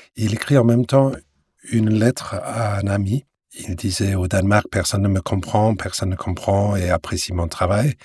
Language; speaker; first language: French; non-native, fluent; Danish